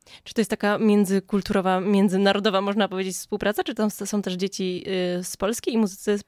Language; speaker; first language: Polish; native; Polish